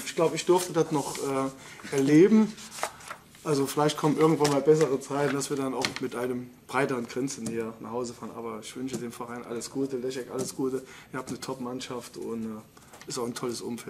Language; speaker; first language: German; native; German